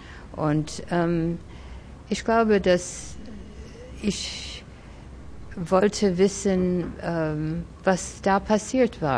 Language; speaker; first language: German; early bilingual, other home language; French